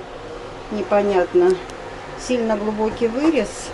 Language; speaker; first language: Russian; native; Russian